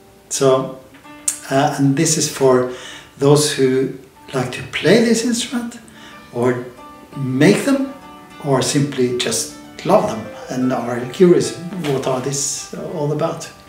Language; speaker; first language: English; non-native, fluent; Norwegian